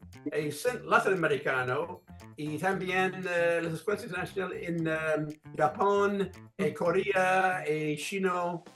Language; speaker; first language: Spanish; non-native, learner; English